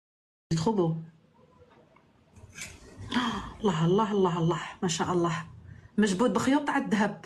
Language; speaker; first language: Arabic; native; Arabic